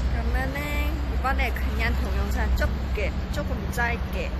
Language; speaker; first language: Korean; non-native, fluent; Cantonese